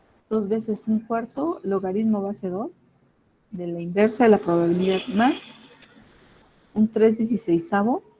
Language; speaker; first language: Spanish; native; Spanish